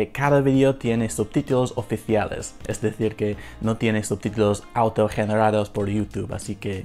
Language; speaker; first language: Spanish; non-native, fluent; English